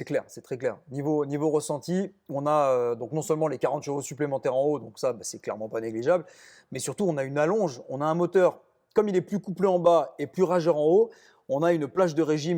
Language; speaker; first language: French; native; French